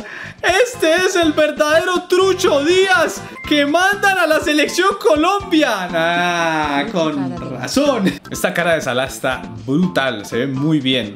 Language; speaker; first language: Spanish; native; Spanish